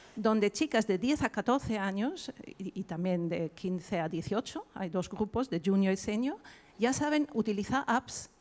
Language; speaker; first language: Spanish; non-native, fluent; German